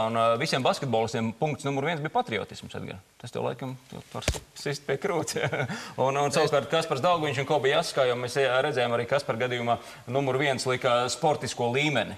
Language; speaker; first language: Latvian; native; Latvian